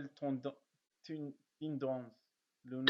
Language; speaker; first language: French; non-native, learner; Arabic